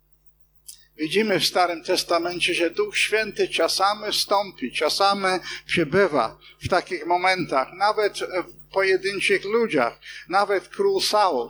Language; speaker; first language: Polish; non-native, fluent; English